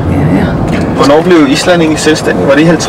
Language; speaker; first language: Danish; native; Danish